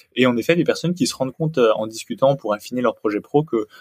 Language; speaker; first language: French; native; French